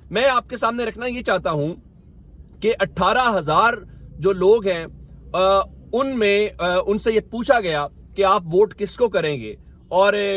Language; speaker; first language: Urdu; native; Urdu